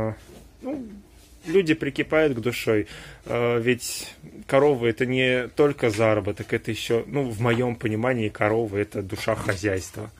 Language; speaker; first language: Russian; native; Russian